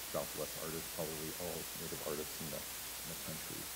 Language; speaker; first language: English; native; English